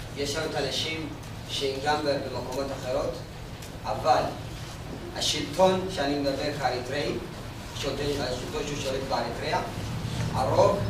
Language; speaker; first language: Hebrew; non-native, fluent; Tigrinya